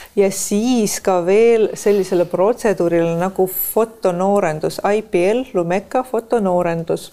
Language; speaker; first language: Estonian; non-native, local second language; Russian